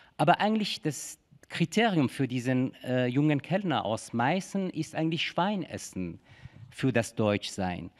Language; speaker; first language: German; non-native, fluent; Persian